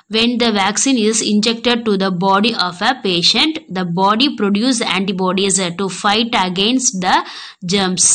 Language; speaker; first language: English; non-native, local second language; Tamil